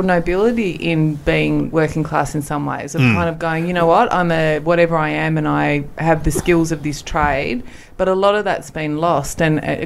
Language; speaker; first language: English; native; English